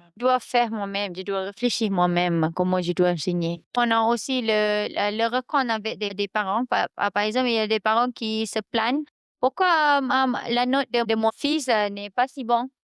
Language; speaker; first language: French; non-native, fluent; Malay